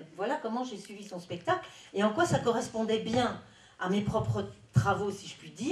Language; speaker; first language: French; native; French